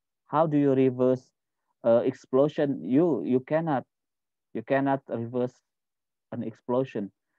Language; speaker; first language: English; non-native, fluent; Indonesian